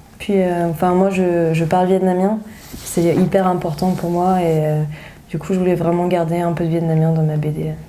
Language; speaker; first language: French; early bilingual, other home language; Vietnamese